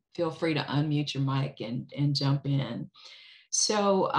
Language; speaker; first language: English; native; English